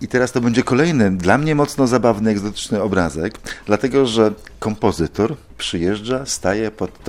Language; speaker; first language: Polish; native; Polish